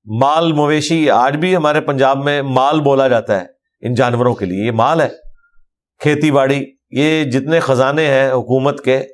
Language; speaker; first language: Urdu; non-native, local second language; Punjabi